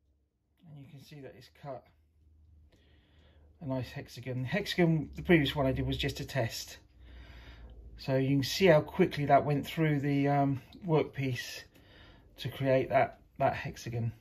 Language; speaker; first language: English; native; English